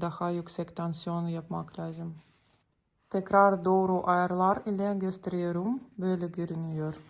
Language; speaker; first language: Turkish; non-native, learner; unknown